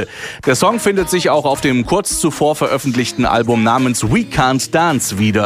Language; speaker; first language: German; native; German